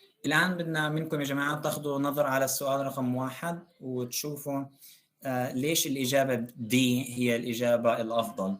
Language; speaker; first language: Arabic; native; Arabic